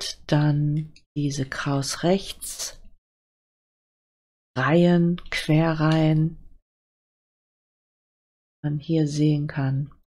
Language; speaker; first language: German; native; German